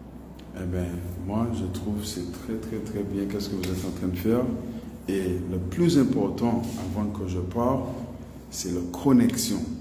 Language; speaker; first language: French; non-native, local second language; English